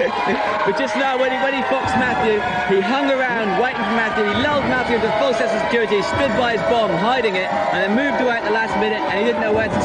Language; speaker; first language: English; native; English